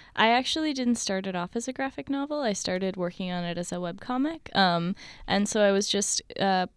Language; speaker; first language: English; native; English